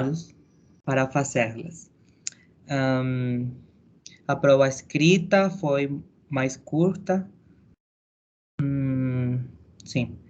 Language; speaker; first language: Portuguese; non-native, learner; Spanish